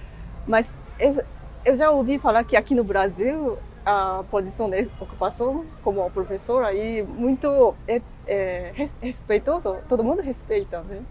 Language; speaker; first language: Portuguese; non-native, fluent; Japanese